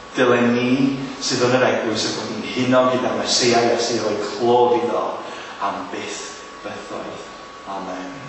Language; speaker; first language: Welsh; native; Welsh